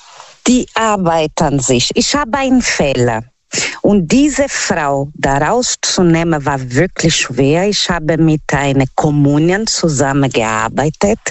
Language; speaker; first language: German; non-native, fluent; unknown